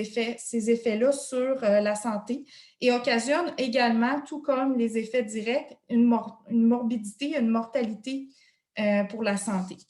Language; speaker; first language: French; native; French